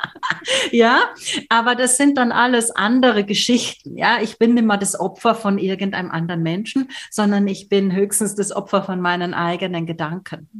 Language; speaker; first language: German; native; German